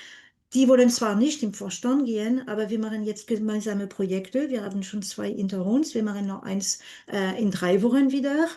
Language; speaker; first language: German; non-native, fluent; French